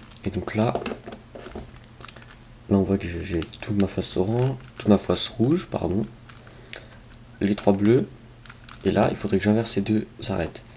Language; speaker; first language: French; native; French